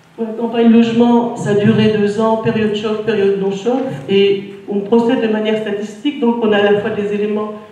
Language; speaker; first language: French; native; French